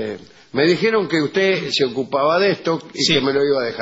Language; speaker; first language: Spanish; native; Spanish